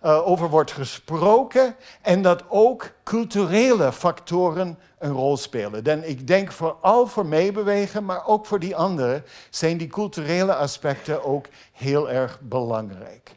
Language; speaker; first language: Dutch; non-native, fluent; English